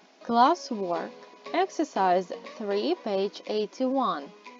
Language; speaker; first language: English; non-native, fluent; Ukrainian